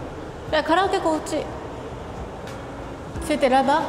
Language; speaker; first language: French; non-native, learner; Japanese